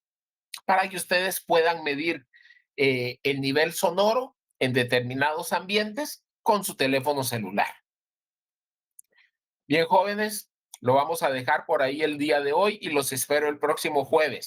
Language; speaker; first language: Spanish; native; Spanish